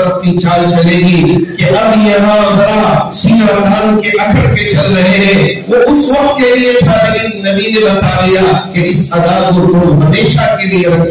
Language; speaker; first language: Urdu; native; Urdu